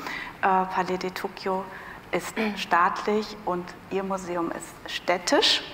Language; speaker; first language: German; native; German